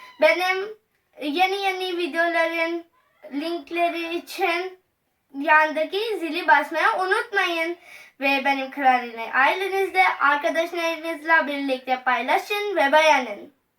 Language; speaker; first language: Turkish; non-native, learner; Hindi